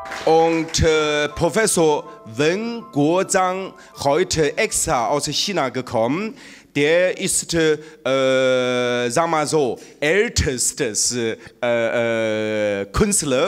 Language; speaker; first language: German; non-native, learner; Chinese